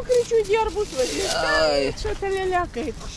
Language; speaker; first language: Russian; native; Russian